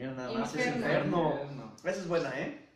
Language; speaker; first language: Spanish; native; Spanish